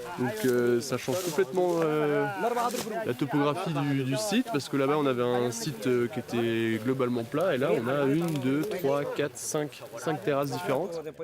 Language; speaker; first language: French; native; French